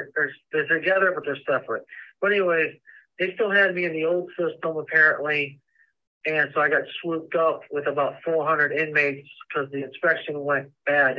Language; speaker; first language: English; native; English